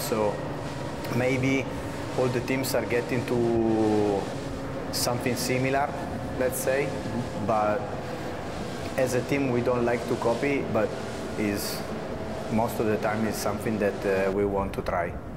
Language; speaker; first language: English; non-native, fluent; Italian